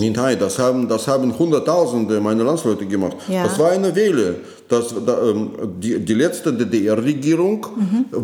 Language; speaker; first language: German; non-native, fluent; Russian